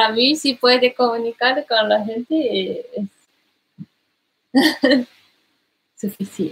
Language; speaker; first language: Spanish; non-native, learner; Japanese